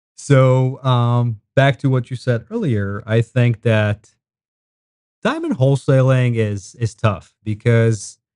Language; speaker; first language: English; non-native, fluent; Hebrew